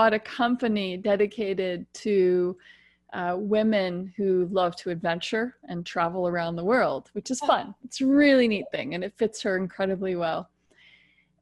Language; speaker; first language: English; native; English